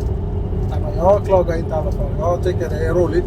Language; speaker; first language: Swedish; non-native, fluent; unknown